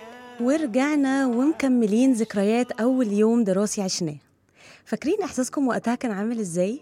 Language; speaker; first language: Arabic; native; Arabic